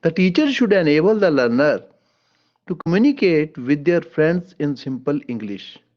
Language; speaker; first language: English; non-native, local second language; Punjabi